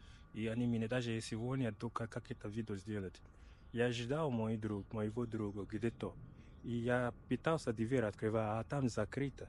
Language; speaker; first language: Russian; non-native, learner; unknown